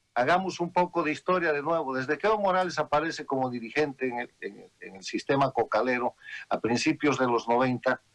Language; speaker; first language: Spanish; native; Spanish